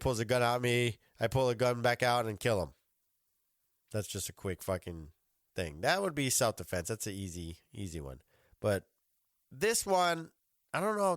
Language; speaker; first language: English; native; English